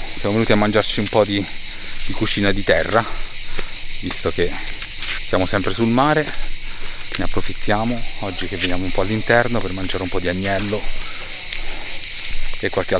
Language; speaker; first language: Italian; native; Italian